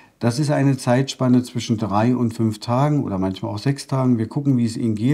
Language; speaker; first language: German; native; German